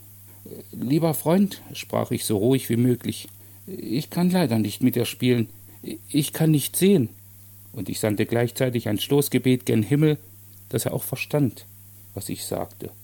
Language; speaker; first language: German; native; German